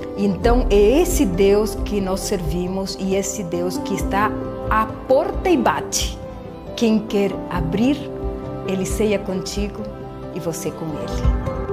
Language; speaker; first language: Portuguese; non-native, fluent; Spanish